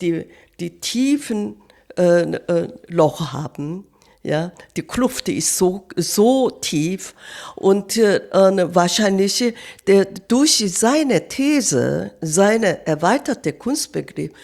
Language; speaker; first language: German; non-native, fluent; Korean